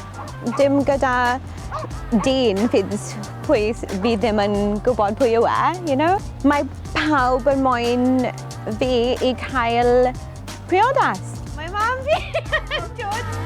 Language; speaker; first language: Welsh; non-native, local second language; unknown